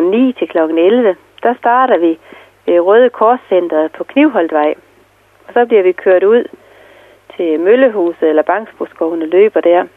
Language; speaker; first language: Danish; native; Danish